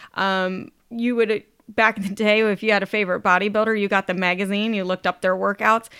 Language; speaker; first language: English; native; English